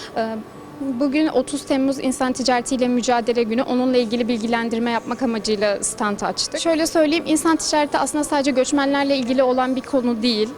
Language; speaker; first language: Turkish; native; Turkish